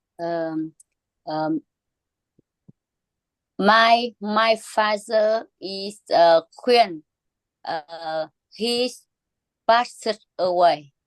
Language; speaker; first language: English; non-native, learner; Vietnamese